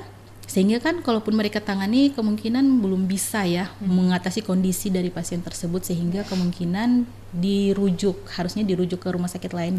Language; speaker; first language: Indonesian; native; Indonesian